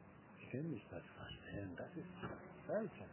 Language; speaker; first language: German; non-native, learner; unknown